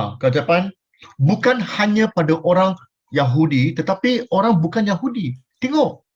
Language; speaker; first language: Malay; non-native, local second language; Chinese